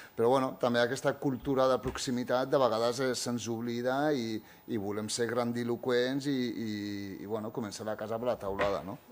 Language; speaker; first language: Catalan; early bilingual, other home language; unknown